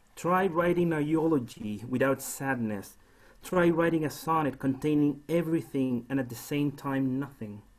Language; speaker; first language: English; non-native, fluent; Spanish